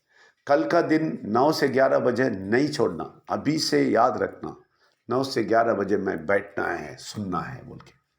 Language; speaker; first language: Hindi; non-native, local second language; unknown